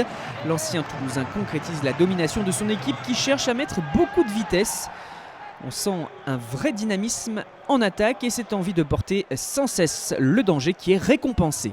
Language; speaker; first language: French; native; French